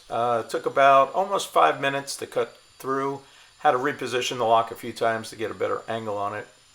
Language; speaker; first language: English; native; English